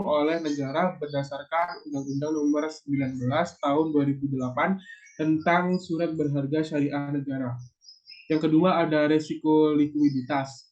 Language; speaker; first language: Indonesian; native; Indonesian